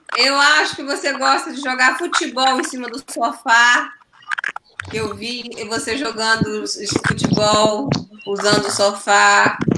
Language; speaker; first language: Portuguese; native; Portuguese